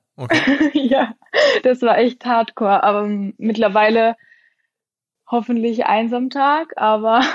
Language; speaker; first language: German; native; German